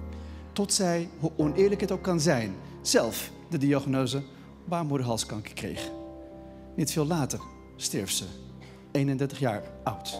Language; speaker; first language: Dutch; native; Dutch